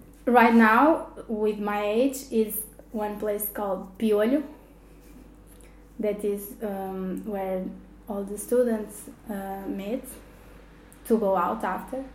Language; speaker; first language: English; non-native, fluent; Portuguese